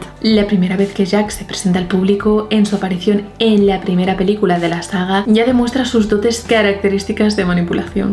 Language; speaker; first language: Spanish; native; Spanish